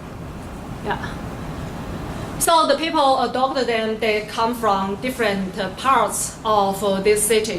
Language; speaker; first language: English; non-native, learner; Chinese